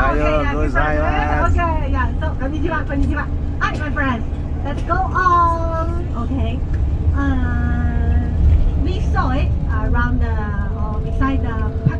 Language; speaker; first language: English; non-native, learner; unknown